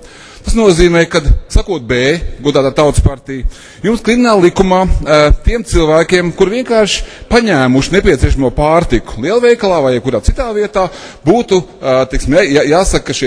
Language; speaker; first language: Latvian; native; Latvian